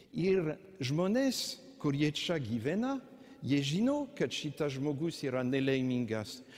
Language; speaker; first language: Lithuanian; non-native, fluent; French